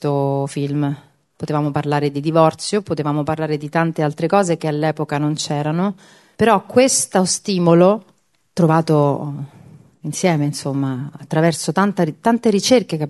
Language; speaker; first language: Italian; native; Italian